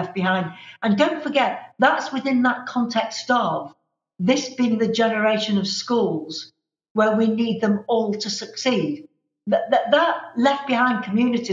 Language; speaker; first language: English; native; English